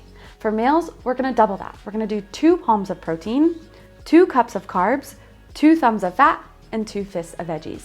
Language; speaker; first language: English; native; English